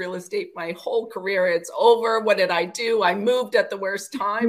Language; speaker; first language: English; native; English